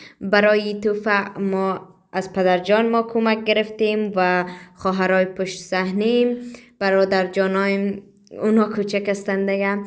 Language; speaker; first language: Persian; early bilingual, heritage; Persian